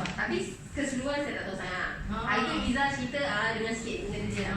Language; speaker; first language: Malay; native; Malay